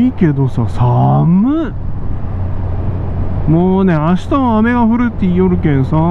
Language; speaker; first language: Japanese; native; Japanese